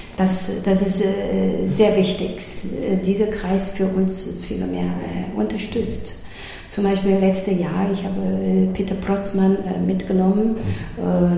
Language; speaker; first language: German; non-native, learner; Chinese